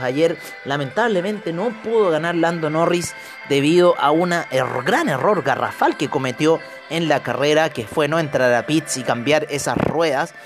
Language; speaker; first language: Spanish; native; Spanish